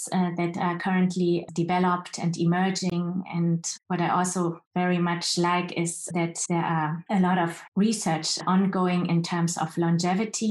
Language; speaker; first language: English; non-native, fluent; Chinese